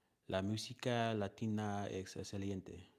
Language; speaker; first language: Spanish; non-native, learner; English